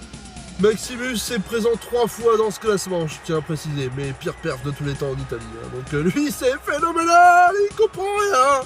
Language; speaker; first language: French; native; French